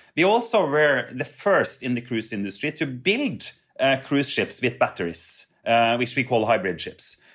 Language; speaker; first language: English; non-native, fluent; Norwegian